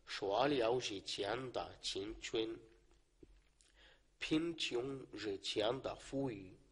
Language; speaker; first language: Chinese; non-native, learner; Arabic